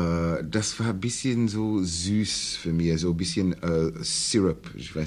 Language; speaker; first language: German; non-native, learner; English